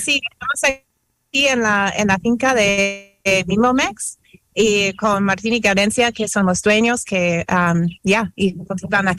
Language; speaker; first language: Spanish; non-native, fluent; English